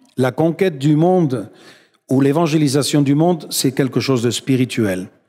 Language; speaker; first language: French; non-native, fluent; Spanish